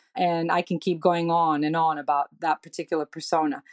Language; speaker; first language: English; non-native, fluent; Serbian